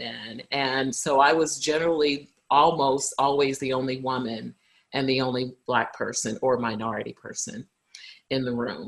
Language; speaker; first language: English; native; English